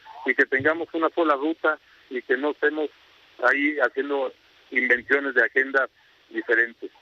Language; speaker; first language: Spanish; native; Spanish